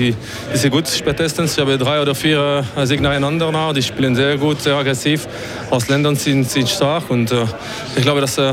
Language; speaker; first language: German; non-native, local second language; French